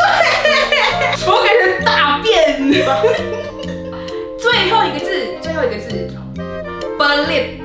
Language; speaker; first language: Chinese; non-native, fluent; Indonesian